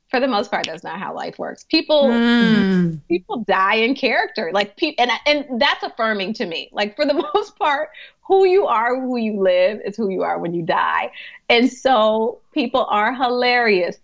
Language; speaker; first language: English; native; English